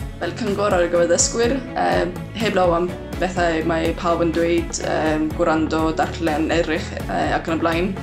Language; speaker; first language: Welsh; non-native, fluent; Estonian